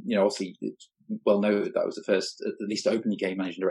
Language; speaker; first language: English; native; English